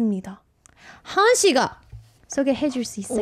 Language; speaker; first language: Korean; non-native, fluent; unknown